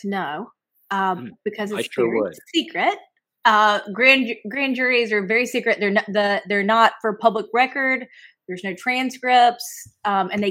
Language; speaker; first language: English; native; English